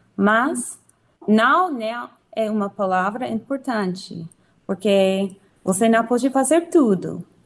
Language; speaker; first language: Portuguese; non-native, learner; English